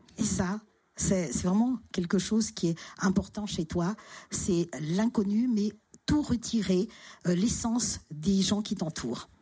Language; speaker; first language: French; native; French